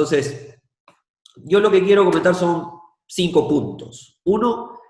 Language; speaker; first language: Spanish; native; Spanish